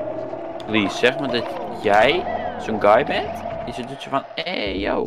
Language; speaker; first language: Dutch; native; Dutch